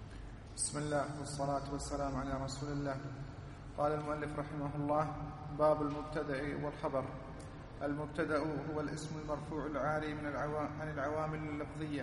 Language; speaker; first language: Arabic; native; Arabic